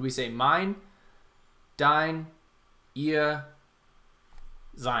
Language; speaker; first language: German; non-native, fluent; English